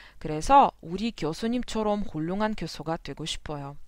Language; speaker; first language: Korean; non-native, fluent; Russian